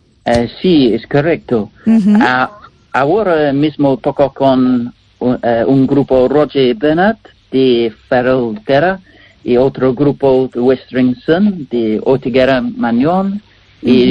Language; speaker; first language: Spanish; non-native, learner; English